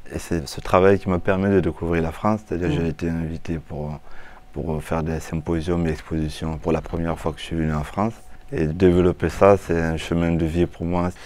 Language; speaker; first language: French; non-native, local second language; Mossi